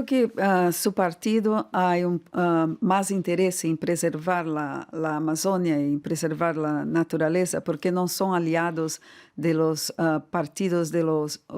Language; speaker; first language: Spanish; non-native, fluent; Portuguese